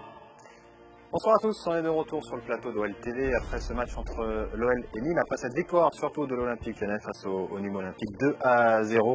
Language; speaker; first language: French; native; French